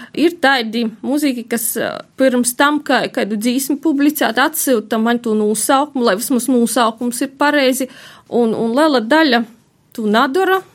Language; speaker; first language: Latvian; native; Latvian